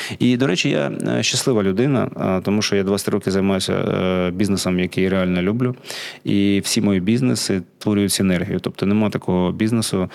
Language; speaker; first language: Ukrainian; non-native, local second language; Russian